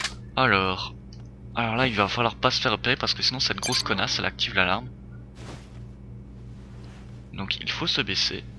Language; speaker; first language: French; native; French